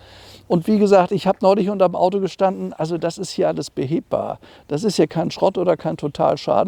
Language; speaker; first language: German; native; German